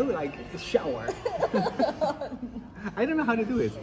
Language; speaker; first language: English; non-native, fluent; Dutch